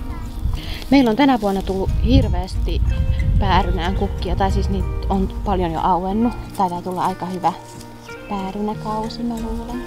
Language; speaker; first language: Finnish; native; Finnish